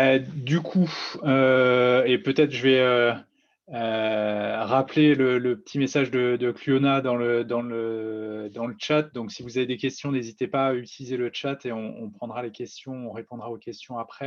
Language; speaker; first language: French; native; French